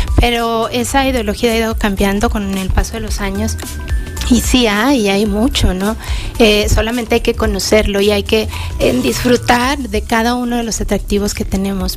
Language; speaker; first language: Spanish; native; Spanish